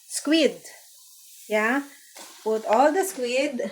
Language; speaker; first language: English; non-native, local second language; Filipino